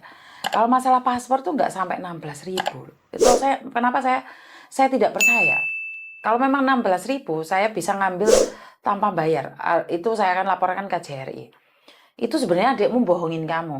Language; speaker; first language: Malay; native; Malay